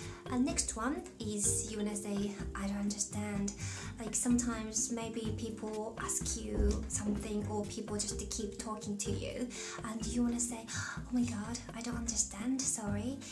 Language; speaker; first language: English; non-native, fluent; Japanese